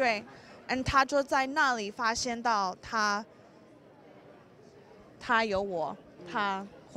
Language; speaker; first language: Chinese; early bilingual, heritage; English